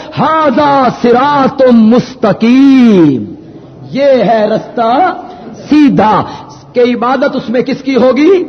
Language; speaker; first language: Urdu; non-native, local second language; Punjabi